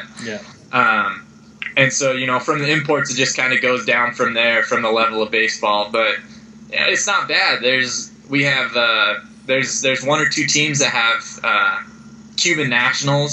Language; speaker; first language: English; native; English